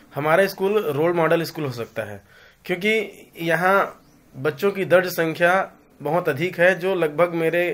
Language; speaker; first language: Hindi; native; Hindi